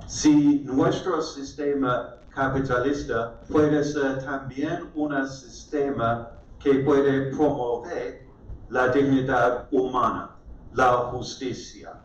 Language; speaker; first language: Spanish; non-native, learner; English